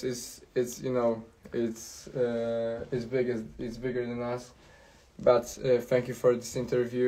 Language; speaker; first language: English; non-native, fluent; Polish